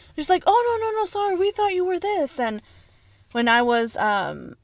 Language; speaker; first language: English; early bilingual, other home language; Spanish